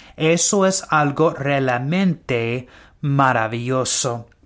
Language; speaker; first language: Spanish; non-native, learner; English